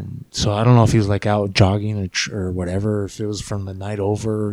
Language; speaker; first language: English; early bilingual, other home language; Spanish